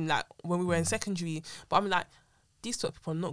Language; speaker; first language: English; non-native, local second language; French